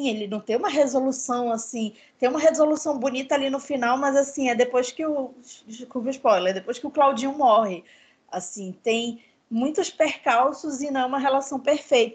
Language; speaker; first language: Portuguese; native; Portuguese